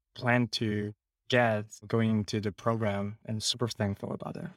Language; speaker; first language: English; non-native, local second language; Cantonese